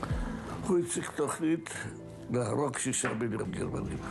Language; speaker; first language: Hebrew; non-native, fluent; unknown